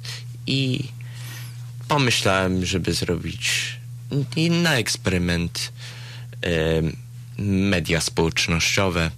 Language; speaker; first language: Polish; early bilingual, heritage; Polish